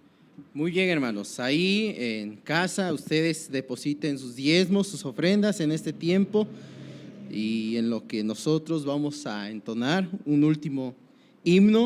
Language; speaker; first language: Spanish; native; Spanish